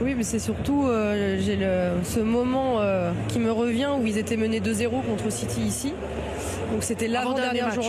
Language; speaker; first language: French; native; French